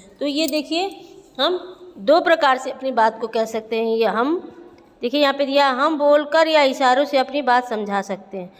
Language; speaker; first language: Hindi; native; Hindi